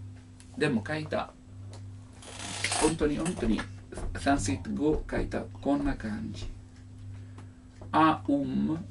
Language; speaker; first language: Japanese; non-native, learner; Italian